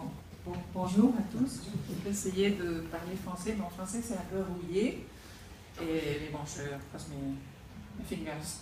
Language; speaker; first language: French; non-native, fluent; Spanish